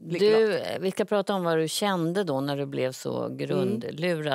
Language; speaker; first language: Swedish; native; Swedish